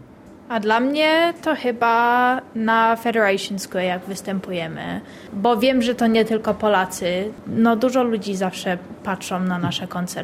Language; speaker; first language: Polish; early bilingual, heritage; English